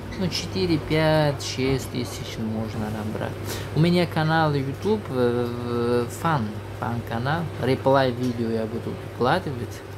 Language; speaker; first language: Russian; non-native, local second language; Uzbek